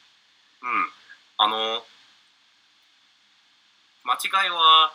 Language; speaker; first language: Japanese; non-native, learner; English